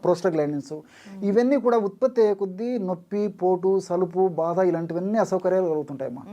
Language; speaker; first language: Telugu; native; Telugu